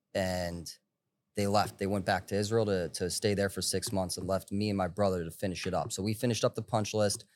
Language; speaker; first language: English; early bilingual, other home language; Hebrew